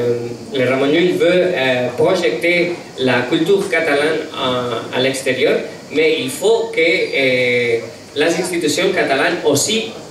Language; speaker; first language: French; non-native, learner; Catalan